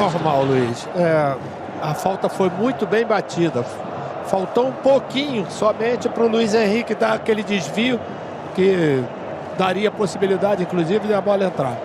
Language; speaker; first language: Portuguese; native; Portuguese